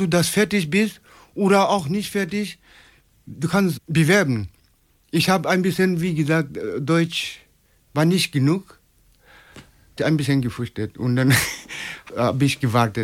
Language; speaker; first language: German; non-native, fluent; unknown